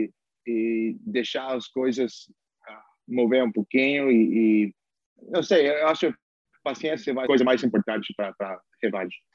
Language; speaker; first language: Portuguese; non-native, learner; English